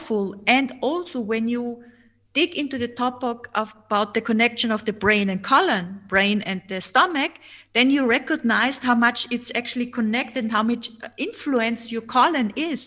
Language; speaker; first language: English; non-native, fluent; German